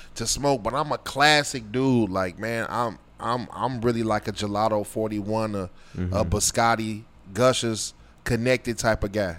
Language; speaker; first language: English; native; English